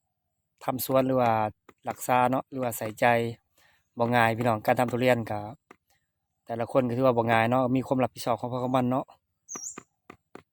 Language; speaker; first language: Thai; non-native, local second language; Lao